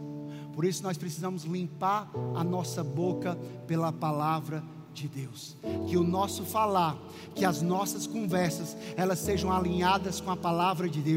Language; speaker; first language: Portuguese; native; Portuguese